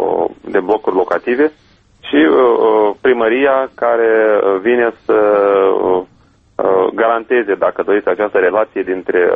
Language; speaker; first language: Romanian; native; Romanian